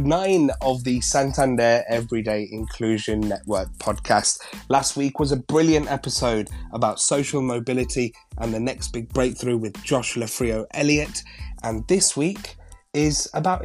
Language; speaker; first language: English; non-native, local second language; Gujarati